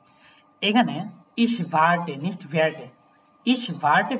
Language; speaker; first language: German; non-native, fluent; Bangla